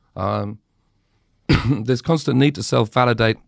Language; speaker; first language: English; native; English